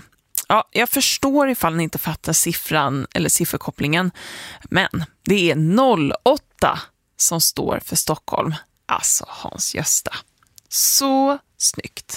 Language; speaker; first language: Swedish; native; Swedish